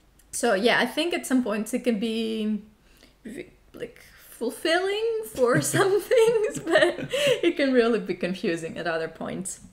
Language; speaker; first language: English; non-native, fluent; Greek